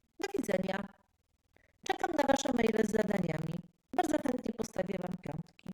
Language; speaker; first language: Polish; native; Polish